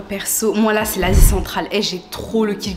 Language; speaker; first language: French; early bilingual, other home language; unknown